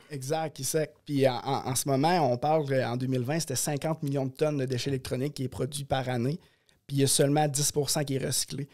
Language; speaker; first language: French; native; French